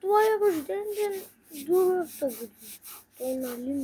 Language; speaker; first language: Bulgarian; non-native, local second language; Turkish